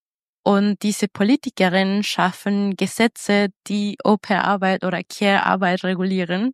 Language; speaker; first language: German; non-native, fluent; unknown